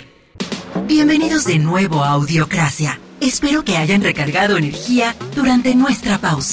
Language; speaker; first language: Spanish; native; Spanish